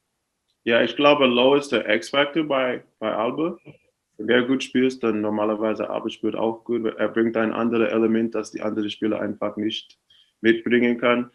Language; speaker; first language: German; non-native, fluent; English